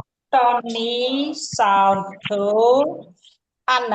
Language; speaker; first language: Thai; non-native, learner; Burmese